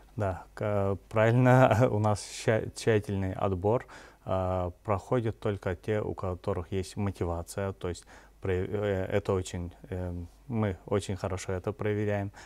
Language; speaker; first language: Russian; non-native, local second language; Azerbaijani